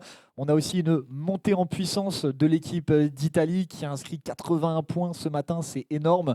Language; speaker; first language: French; native; French